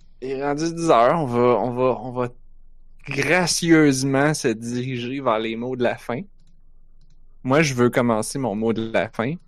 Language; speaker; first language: French; native; French